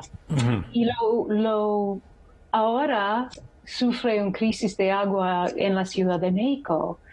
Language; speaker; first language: Spanish; non-native, fluent; English